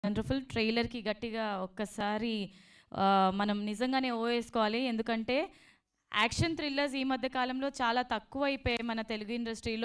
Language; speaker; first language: Telugu; native; Telugu